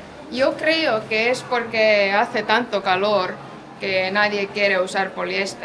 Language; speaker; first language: Spanish; non-native, fluent; Portuguese